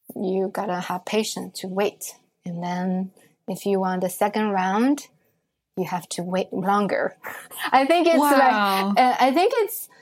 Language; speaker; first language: English; non-native, fluent; Chinese